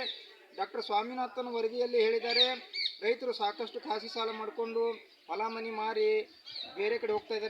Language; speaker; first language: Kannada; native; Kannada